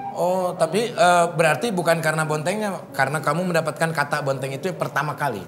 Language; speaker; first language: Indonesian; native; Indonesian